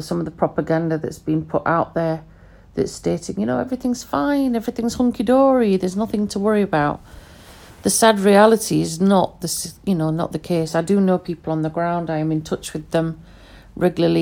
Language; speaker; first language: English; non-native, local second language; Pashto